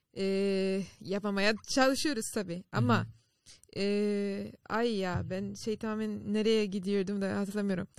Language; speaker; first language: Turkish; non-native, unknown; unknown